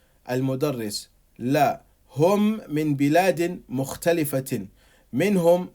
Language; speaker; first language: Arabic; non-native, fluent; English